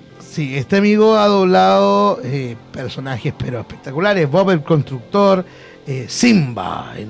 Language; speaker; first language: Spanish; native; Spanish